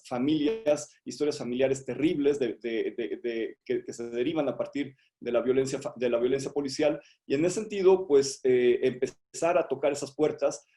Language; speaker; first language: Spanish; native; Spanish